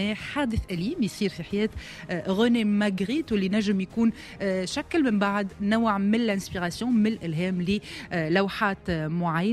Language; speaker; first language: Arabic; native; Arabic